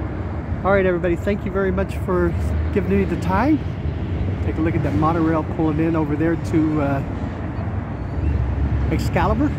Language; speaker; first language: English; native; English